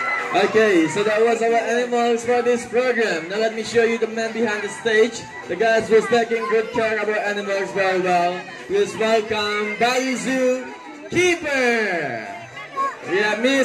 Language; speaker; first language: English; non-native, fluent; Indonesian